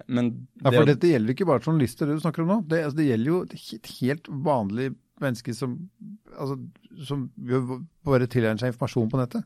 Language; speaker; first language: Norwegian; native; Norwegian